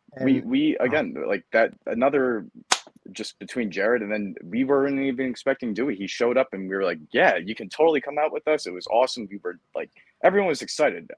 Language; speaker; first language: English; native; English